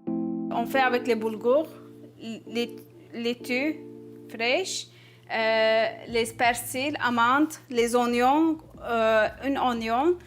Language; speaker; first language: French; non-native, learner; Turkish